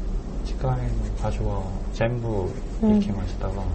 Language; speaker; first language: Japanese; non-native, learner; Korean